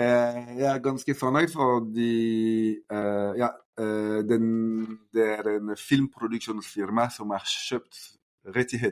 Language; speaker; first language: Norwegian; non-native, fluent; French